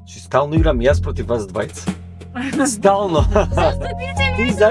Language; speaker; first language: Macedonian; native; Macedonian